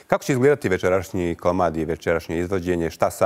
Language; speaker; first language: Bosnian; native; Bosnian